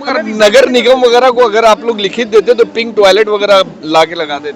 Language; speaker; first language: Hindi; native; Hindi